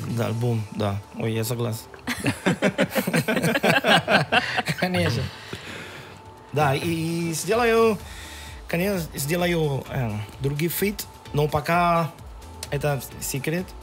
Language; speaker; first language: Russian; non-native, learner; Spanish